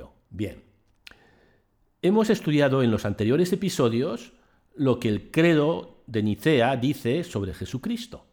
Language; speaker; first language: Spanish; native; Spanish